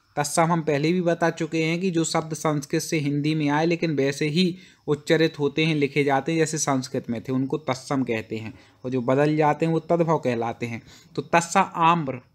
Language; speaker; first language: Hindi; native; Hindi